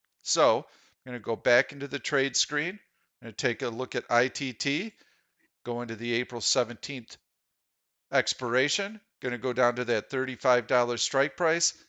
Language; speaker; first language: English; native; English